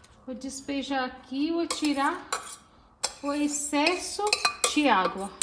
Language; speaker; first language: Portuguese; non-native, fluent; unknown